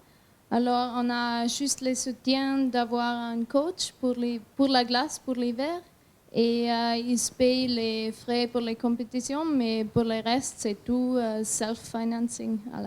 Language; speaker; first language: French; non-native, learner; German